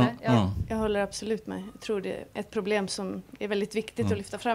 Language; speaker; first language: Swedish; non-native, fluent; Icelandic